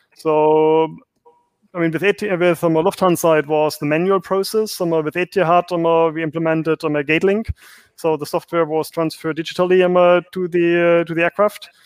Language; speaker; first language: English; non-native, fluent; German